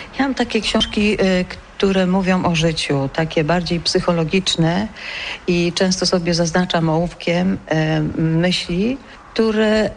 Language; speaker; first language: Polish; early bilingual, other home language; Greek